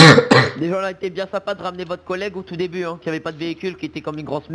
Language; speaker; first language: French; native; French